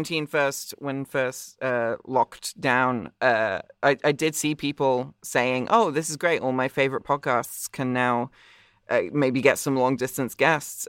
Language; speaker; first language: English; native; English